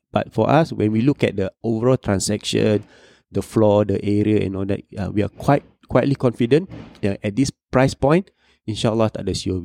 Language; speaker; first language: English; non-native, local second language; Malay